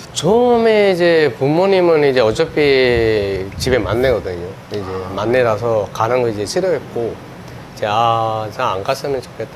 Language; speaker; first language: Korean; non-native, fluent; Sinhala